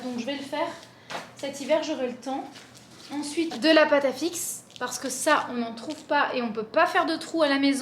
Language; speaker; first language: French; native; French